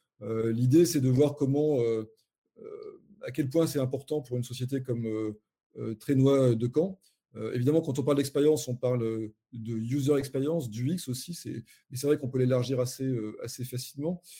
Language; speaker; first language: French; native; French